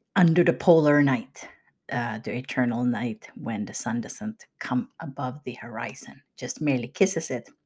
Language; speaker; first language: English; non-native, fluent; Swedish